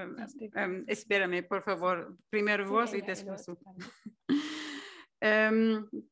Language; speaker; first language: Spanish; non-native, fluent; German